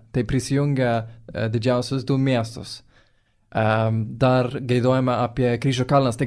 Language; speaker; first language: Lithuanian; non-native, fluent; Swedish